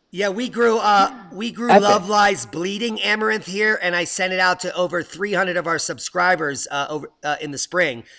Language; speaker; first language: English; native; English